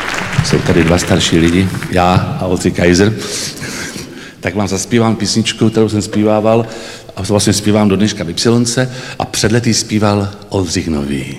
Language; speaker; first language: Czech; native; Czech